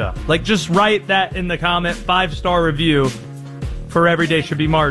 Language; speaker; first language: English; native; English